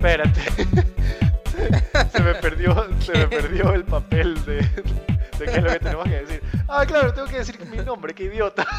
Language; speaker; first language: Spanish; native; Spanish